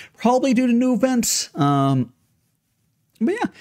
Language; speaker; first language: English; native; English